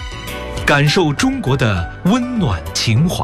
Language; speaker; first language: Chinese; native; Chinese